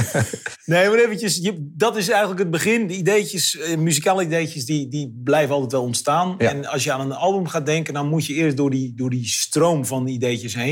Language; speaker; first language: Dutch; native; Dutch